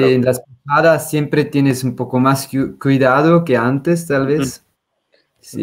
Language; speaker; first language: Spanish; non-native, fluent; Swiss German